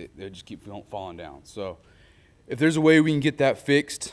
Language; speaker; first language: English; native; English